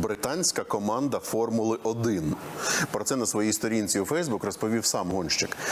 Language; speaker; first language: Ukrainian; native; Ukrainian